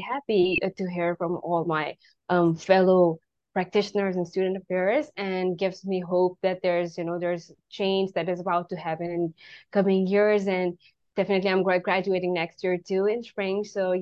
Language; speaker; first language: English; non-native, local second language; Urdu